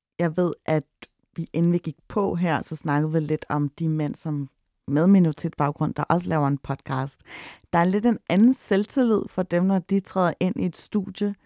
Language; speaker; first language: Danish; early bilingual, other home language; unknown